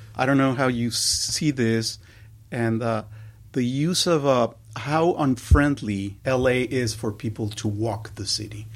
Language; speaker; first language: English; non-native, fluent; Spanish